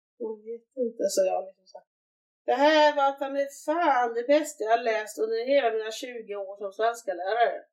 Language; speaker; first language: Swedish; native; Swedish